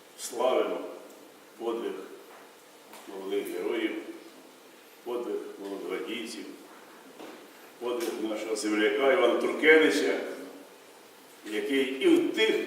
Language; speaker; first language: Ukrainian; native; Ukrainian